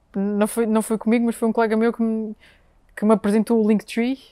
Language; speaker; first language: Portuguese; native; Portuguese